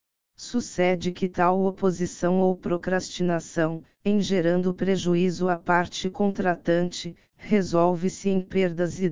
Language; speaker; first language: Portuguese; native; Portuguese